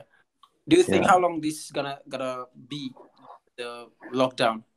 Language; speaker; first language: English; non-native, learner; Indonesian